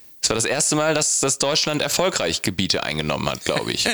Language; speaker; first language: German; native; German